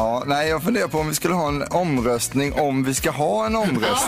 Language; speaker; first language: Swedish; native; Swedish